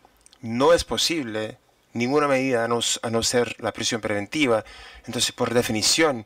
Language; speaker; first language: Spanish; non-native, fluent; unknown